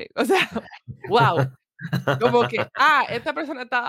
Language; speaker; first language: Spanish; early bilingual, heritage; Spanish